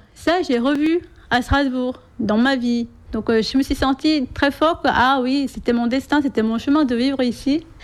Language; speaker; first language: French; non-native, fluent; Korean